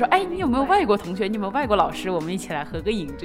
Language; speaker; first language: Chinese; native; Chinese